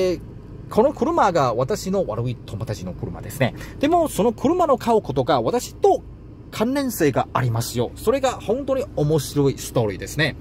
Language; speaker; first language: Japanese; non-native, learner; Chinese